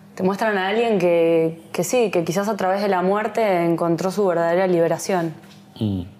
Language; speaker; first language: Spanish; native; Spanish